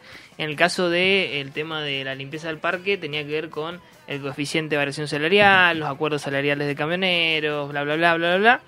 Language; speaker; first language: Spanish; native; Spanish